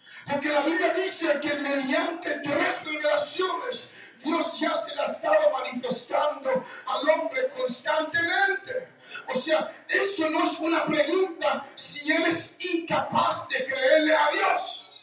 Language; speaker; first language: Spanish; native; Spanish